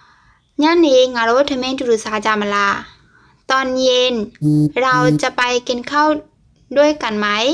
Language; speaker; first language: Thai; non-native, fluent; Burmese